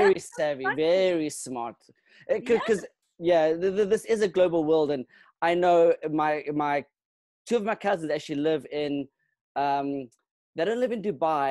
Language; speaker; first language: English; non-native, local second language; Kabuverdianu